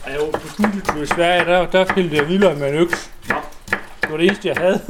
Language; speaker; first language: Danish; native; Danish